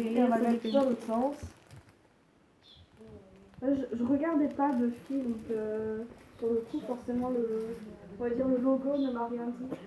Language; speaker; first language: French; native; French